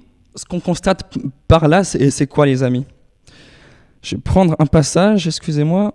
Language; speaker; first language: French; native; French